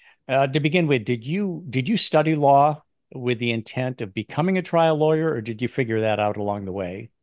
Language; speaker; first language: English; native; English